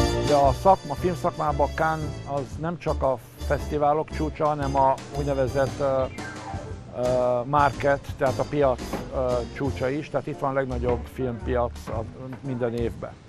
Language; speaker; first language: Hungarian; native; Hungarian